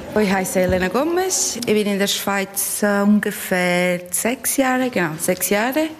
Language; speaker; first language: German; non-native, learner; Portuguese